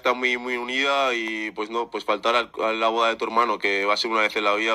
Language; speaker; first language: Spanish; early bilingual, other home language; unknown